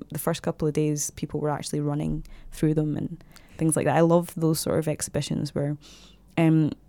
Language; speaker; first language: English; native; English